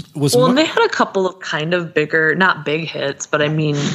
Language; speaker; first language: English; native; English